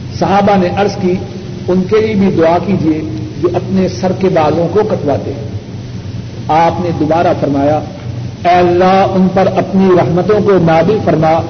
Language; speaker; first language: Urdu; non-native, local second language; Punjabi